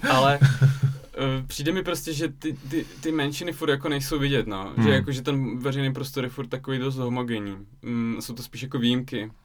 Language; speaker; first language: Czech; early bilingual, other home language; Russian